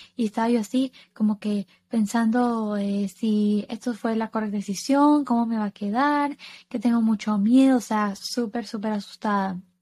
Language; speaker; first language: Spanish; early bilingual, heritage; Spanish